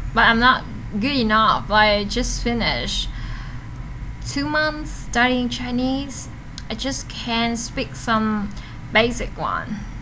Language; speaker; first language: English; non-native, learner; Vietnamese